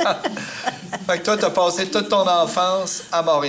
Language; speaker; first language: French; native; French